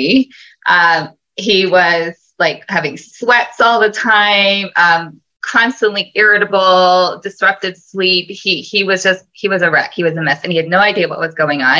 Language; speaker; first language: English; native; English